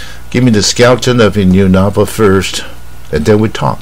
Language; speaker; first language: English; non-native, fluent; Chinese